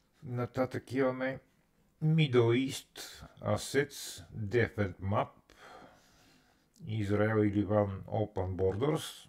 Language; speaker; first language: Bulgarian; native; Bulgarian